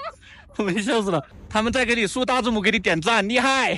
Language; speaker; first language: Chinese; native; Chinese